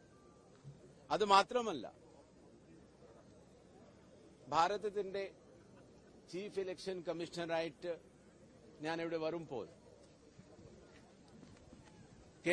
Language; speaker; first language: Malayalam; non-native, fluent; Hindi